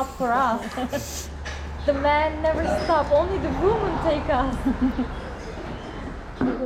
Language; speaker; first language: English; non-native, learner; Turkish